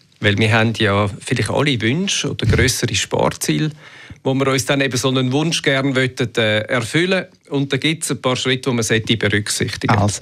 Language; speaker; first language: German; native; German